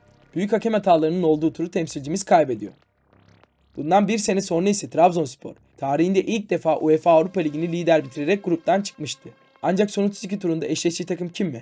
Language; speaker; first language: Turkish; native; Turkish